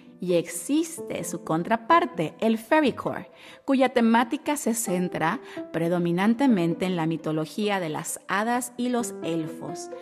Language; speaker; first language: Spanish; native; Spanish